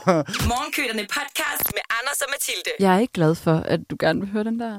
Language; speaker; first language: Danish; native; Danish